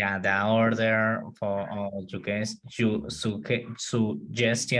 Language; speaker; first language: English; non-native, learner; Spanish